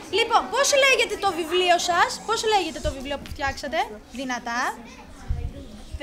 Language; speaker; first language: Greek; native; Greek